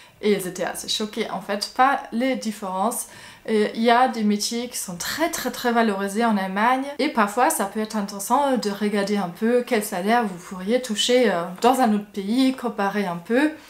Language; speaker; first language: French; non-native, fluent; German